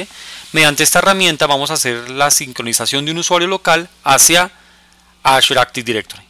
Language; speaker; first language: Spanish; native; Spanish